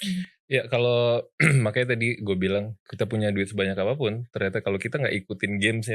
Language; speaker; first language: Indonesian; native; Indonesian